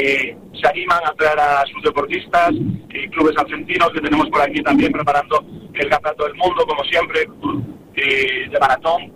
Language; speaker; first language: Spanish; native; Spanish